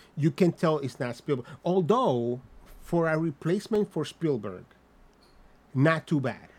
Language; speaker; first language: English; non-native, fluent; Spanish